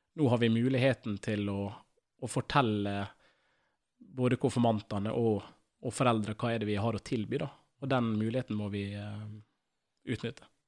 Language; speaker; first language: Norwegian; native; Norwegian